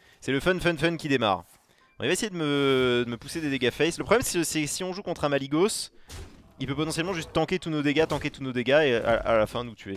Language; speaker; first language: French; native; French